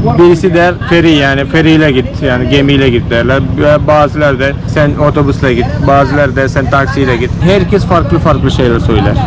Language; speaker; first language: Turkish; non-native, fluent; Malayalam